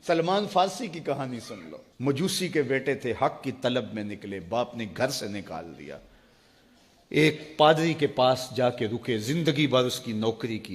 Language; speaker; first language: Urdu; native; Urdu